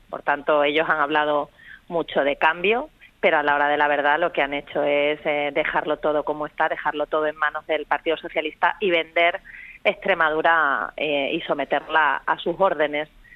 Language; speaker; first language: Spanish; native; Spanish